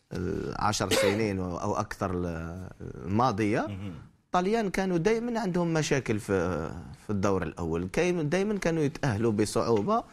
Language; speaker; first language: Arabic; native; Arabic